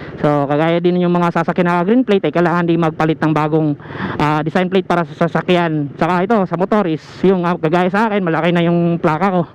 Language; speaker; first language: Filipino; non-native, local second language; Cebuano